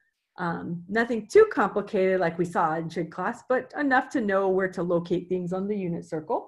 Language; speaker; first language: English; native; English